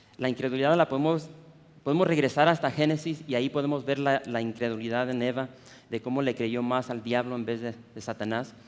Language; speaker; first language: Spanish; early bilingual, heritage; Spanish